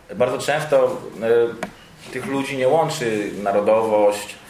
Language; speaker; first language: Polish; native; Polish